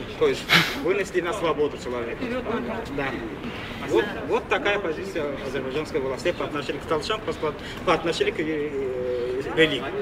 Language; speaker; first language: Russian; non-native, local second language; Talysh